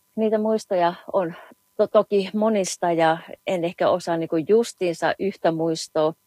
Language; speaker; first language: Finnish; native; Finnish